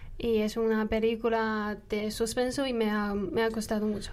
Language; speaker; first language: Spanish; non-native, learner; Chinese